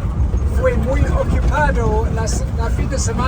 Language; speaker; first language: Spanish; non-native, learner; English